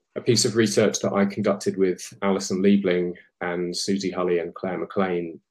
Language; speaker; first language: English; native; English